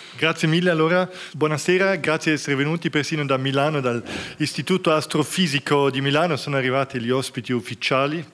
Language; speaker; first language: Italian; non-native, fluent; German